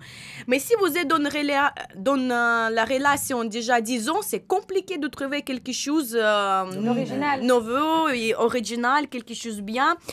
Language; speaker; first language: French; non-native, learner; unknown